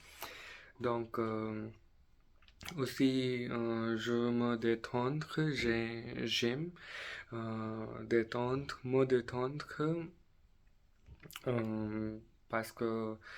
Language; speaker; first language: French; non-native, learner; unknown